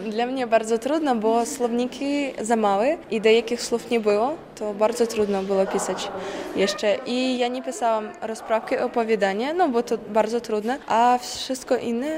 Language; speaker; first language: Polish; non-native, learner; Ukrainian